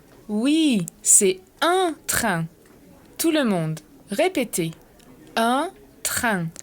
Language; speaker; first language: French; non-native, fluent; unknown